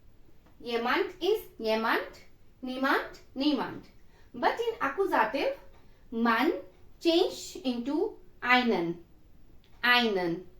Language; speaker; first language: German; non-native, fluent; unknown